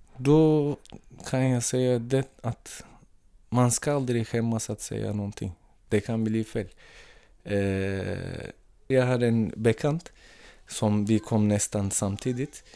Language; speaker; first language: Swedish; non-native, fluent; Turkish